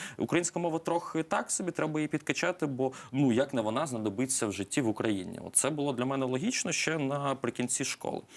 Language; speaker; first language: Ukrainian; non-native, local second language; Russian